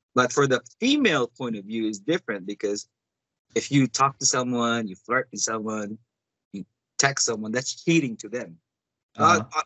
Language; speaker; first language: English; non-native, local second language; Cebuano